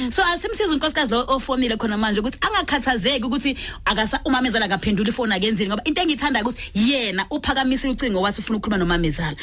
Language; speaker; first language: Zulu; non-native, local second language; Swati